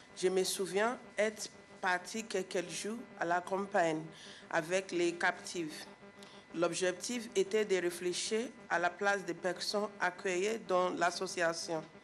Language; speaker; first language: French; non-native, learner; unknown